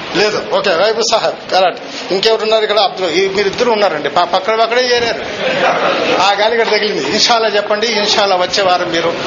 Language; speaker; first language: Telugu; non-native, local second language; Urdu